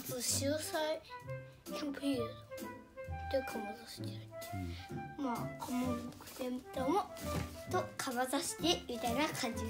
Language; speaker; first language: Japanese; native; Japanese